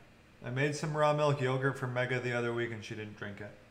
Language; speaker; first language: English; native; English